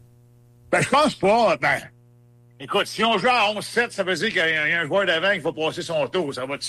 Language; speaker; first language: French; native; French